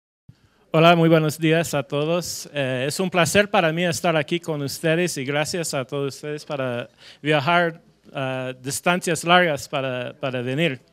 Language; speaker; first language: Spanish; non-native, fluent; English